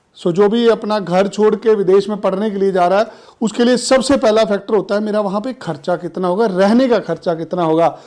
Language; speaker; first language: Hindi; non-native, local second language; Punjabi